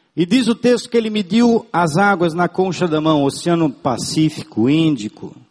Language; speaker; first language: Portuguese; non-native, local second language; German